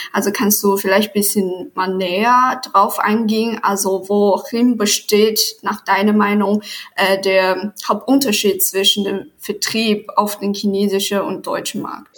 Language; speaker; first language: German; non-native, fluent; Chinese